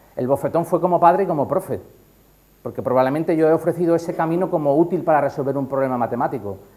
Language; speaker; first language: Spanish; native; Spanish